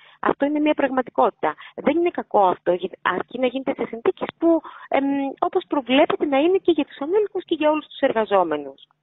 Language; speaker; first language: Greek; native; Greek